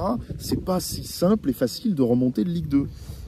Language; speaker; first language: French; native; French